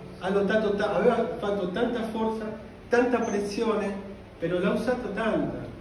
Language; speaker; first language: Italian; non-native, fluent; Spanish